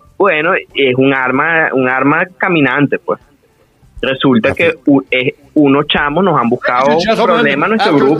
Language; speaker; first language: Spanish; native; Spanish